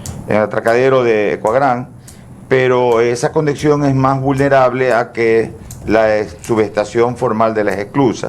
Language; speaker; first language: Spanish; native; Spanish